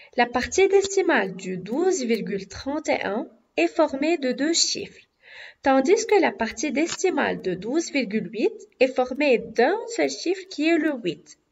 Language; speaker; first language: French; non-native, local second language; Arabic